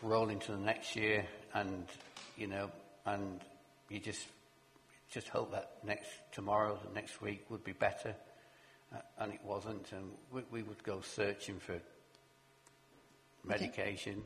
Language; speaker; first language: English; native; English